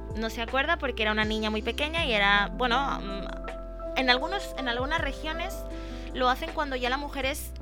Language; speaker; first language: Spanish; early bilingual, other home language; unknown